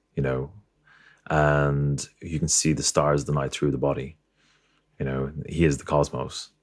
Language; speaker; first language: English; native; English